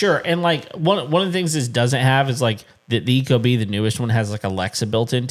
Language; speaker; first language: English; native; English